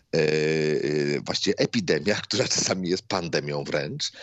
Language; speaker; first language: Polish; native; Polish